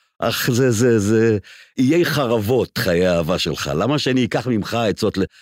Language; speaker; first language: Hebrew; native; Hebrew